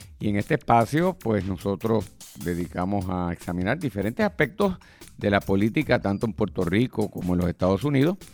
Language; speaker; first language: Spanish; native; Spanish